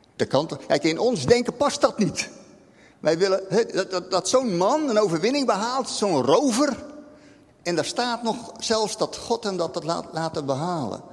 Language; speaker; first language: Dutch; native; Dutch